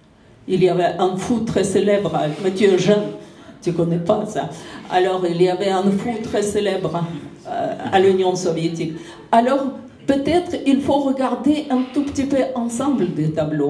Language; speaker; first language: French; non-native, fluent; Russian